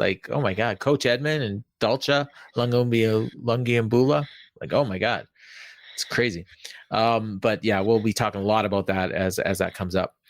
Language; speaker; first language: English; native; English